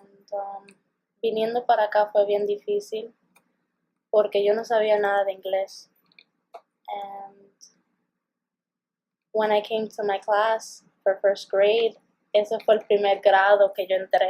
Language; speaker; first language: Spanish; early bilingual, other home language; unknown